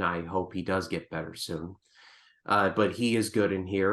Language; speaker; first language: English; native; English